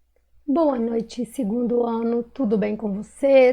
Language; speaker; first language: Portuguese; native; Portuguese